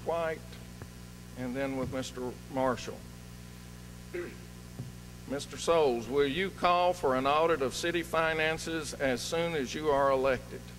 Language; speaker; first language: English; native; English